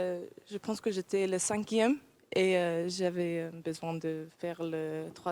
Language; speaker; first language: French; early bilingual, heritage; English